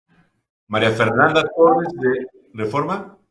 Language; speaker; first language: Spanish; native; Spanish